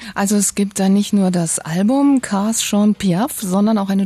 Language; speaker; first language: German; native; German